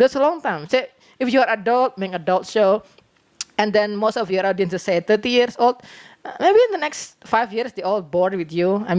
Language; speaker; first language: English; non-native, learner; Indonesian